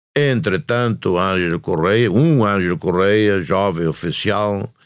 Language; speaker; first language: Portuguese; non-native, fluent; Tetum